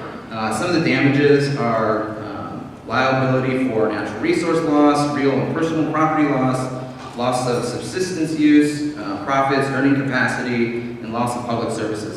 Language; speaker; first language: English; native; English